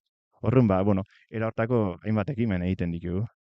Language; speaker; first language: Basque; native; Basque